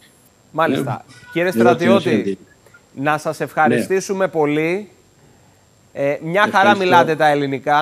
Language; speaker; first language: Greek; native; Greek